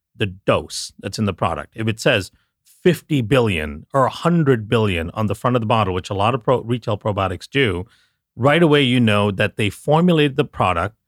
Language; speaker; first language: English; non-native, local second language; Tamil